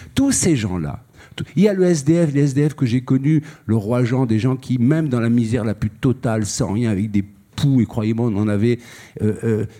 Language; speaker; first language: French; native; French